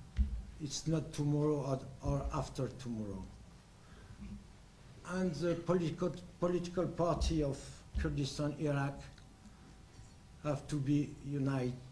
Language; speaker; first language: English; non-native, learner; French